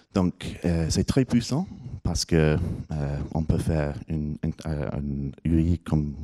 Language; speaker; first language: French; non-native, fluent; English